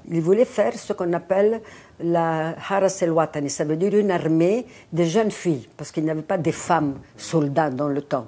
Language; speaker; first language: French; non-native, fluent; Greek